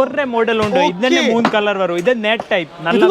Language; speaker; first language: Malayalam; non-native, local second language; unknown